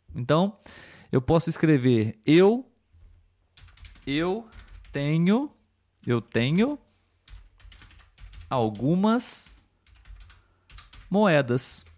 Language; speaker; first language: Portuguese; native; Portuguese